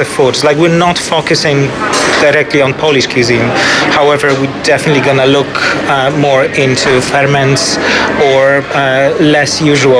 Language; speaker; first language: English; non-native, fluent; Polish